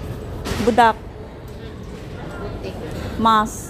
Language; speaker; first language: Indonesian; non-native, learner; Filipino